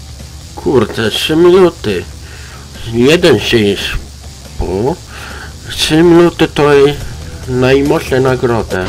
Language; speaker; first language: Polish; non-native, learner; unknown